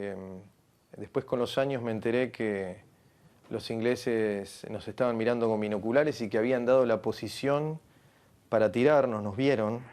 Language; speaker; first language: Spanish; native; Spanish